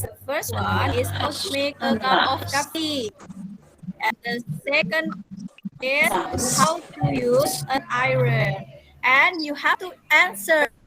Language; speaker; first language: English; non-native, fluent; Indonesian